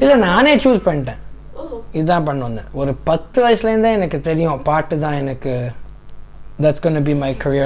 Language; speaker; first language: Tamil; early bilingual, heritage; Tamil